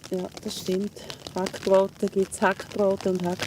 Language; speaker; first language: German; non-native, learner; Italian